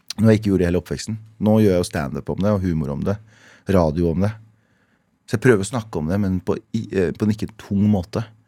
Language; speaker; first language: Norwegian; early bilingual, other home language; Kurdish